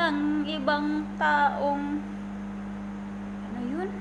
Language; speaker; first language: Filipino; non-native, local second language; Cebuano